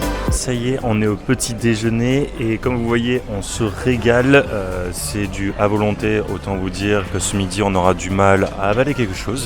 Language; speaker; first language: French; native; French